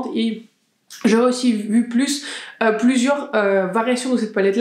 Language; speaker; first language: French; native; French